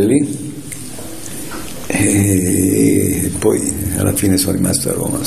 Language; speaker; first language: Italian; native; Italian